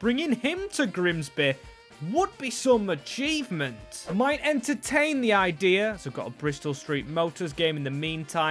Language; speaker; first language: English; native; English